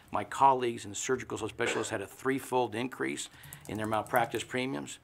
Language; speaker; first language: English; native; English